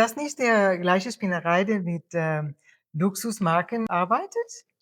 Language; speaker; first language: German; non-native, fluent; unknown